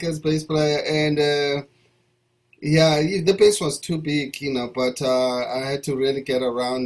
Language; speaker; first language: English; non-native, local second language; Zulu